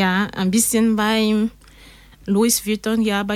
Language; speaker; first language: German; non-native, learner; French